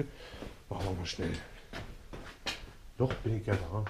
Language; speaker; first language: German; native; German